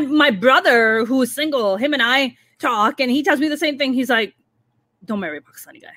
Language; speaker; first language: English; non-native, local second language; Urdu